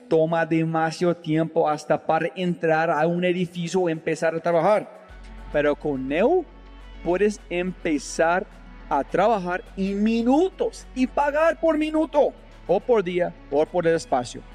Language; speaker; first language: Spanish; non-native, fluent; English